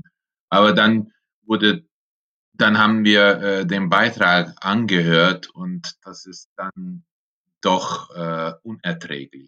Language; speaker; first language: German; non-native, fluent; Hungarian